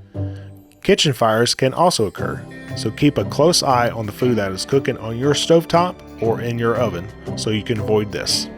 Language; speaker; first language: English; native; English